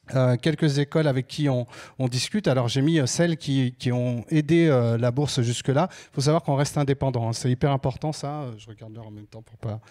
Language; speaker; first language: French; native; French